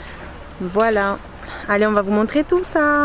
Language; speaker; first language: French; native; French